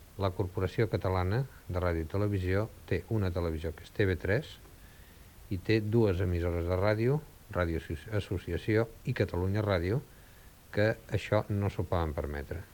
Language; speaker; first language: Catalan; native; Catalan